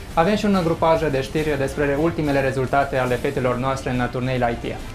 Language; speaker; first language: Romanian; native; Romanian